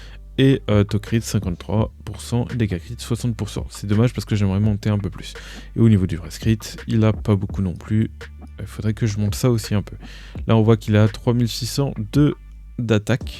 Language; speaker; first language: French; native; French